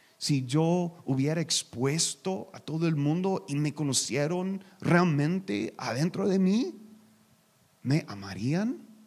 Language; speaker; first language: Spanish; non-native, learner; English